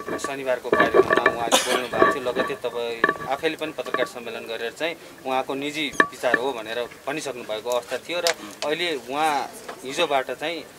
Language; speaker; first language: Nepali; native; Nepali